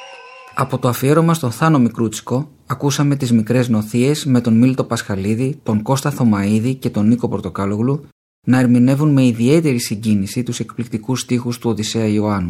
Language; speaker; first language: Greek; native; Greek